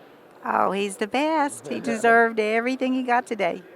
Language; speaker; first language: English; native; English